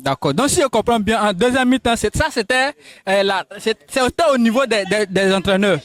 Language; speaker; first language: French; non-native, local second language; Wolof